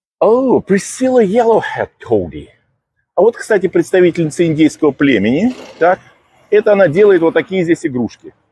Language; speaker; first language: Russian; native; Russian